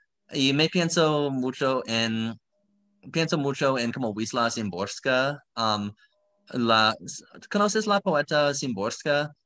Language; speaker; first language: Spanish; non-native, fluent; English